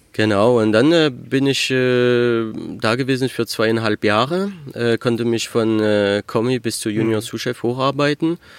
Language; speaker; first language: German; early bilingual, heritage; French